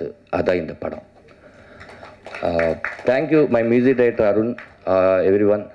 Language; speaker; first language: Tamil; non-native, learner; Telugu